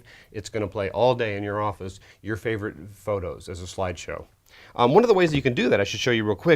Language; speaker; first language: English; native; English